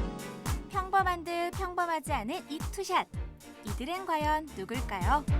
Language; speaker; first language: Korean; native; Korean